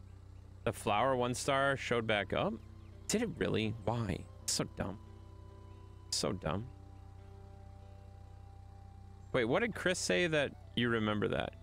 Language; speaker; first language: English; native; English